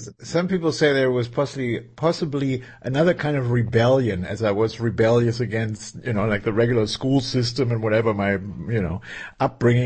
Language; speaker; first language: English; non-native, fluent; German